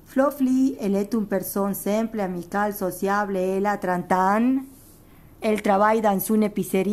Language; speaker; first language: French; non-native, local second language; Spanish